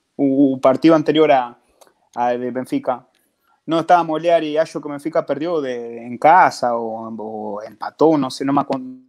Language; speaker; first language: Portuguese; non-native, fluent; Spanish